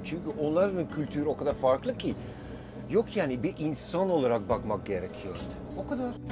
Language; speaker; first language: Turkish; non-native, fluent; Dutch